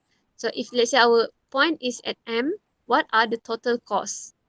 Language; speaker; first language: English; non-native, local second language; Malay